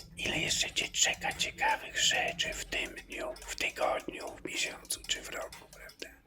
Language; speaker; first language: Polish; native; Polish